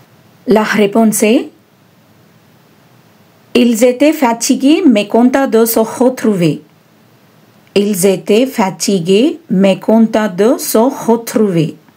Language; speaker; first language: French; non-native, fluent; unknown